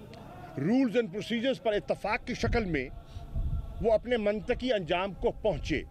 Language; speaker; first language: Urdu; non-native, local second language; Saraiki